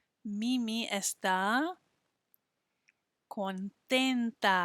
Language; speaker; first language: Spanish; non-native, fluent; English